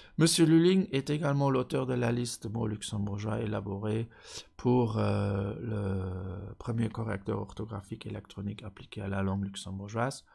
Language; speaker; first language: French; non-native, local second language; Luxembourgish